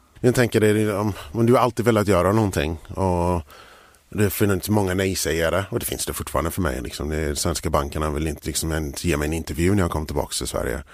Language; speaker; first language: Swedish; early bilingual, other home language; English